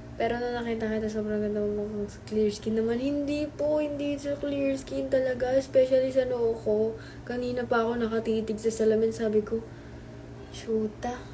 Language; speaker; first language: Filipino; native; Filipino